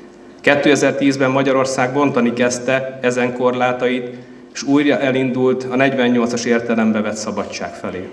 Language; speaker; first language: Hungarian; native; Hungarian